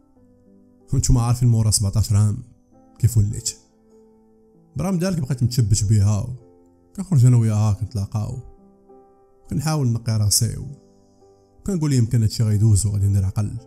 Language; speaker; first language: Arabic; native; Arabic